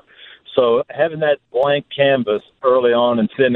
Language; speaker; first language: English; native; English